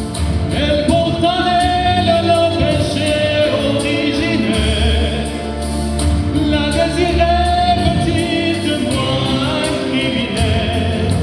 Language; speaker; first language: French; non-native, learner; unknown